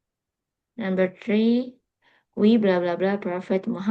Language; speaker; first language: English; non-native, local second language; Indonesian